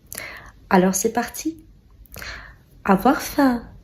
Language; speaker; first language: French; non-native, fluent; Russian